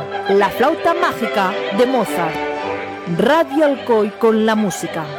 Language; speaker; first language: Spanish; native; Spanish